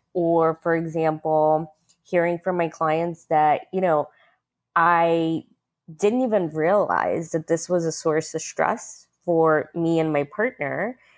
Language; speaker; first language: English; early bilingual, other home language; Russian